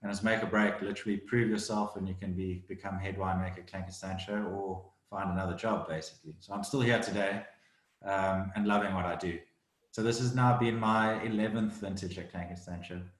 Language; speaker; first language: English; native; English